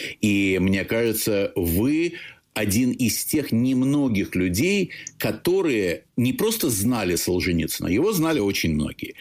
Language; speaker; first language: Russian; native; Russian